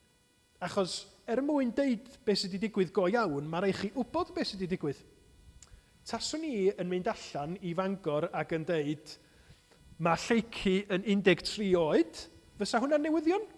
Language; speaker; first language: Welsh; native; Welsh